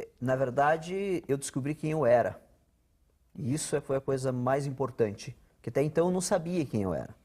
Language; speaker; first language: Portuguese; non-native, local second language; Ukrainian